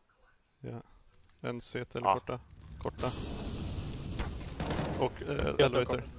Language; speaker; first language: Swedish; native; Swedish